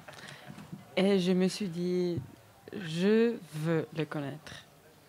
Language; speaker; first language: French; non-native, fluent; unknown